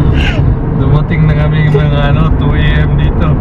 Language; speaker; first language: Filipino; non-native, local second language; Cebuano